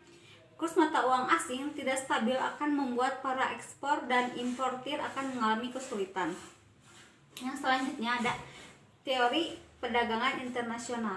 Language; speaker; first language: Indonesian; native; Indonesian